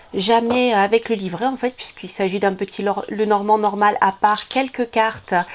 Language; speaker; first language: French; native; French